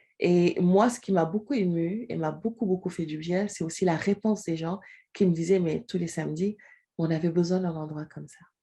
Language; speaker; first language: French; non-native, local second language; Wolof